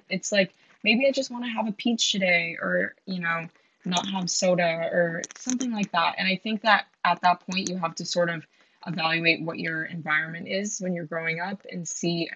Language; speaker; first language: English; native; English